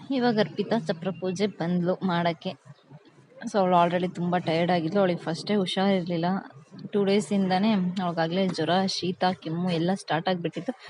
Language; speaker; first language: Kannada; non-native, local second language; Lambadi